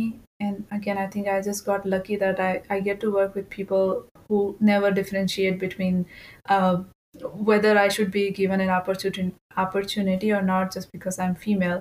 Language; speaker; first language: English; non-native, local second language; Hindi